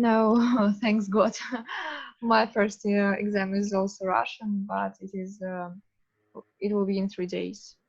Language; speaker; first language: English; non-native, fluent; Russian